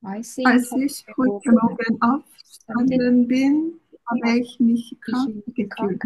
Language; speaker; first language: German; non-native, learner; Korean